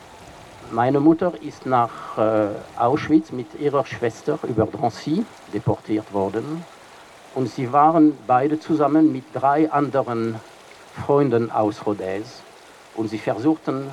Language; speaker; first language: German; non-native, fluent; French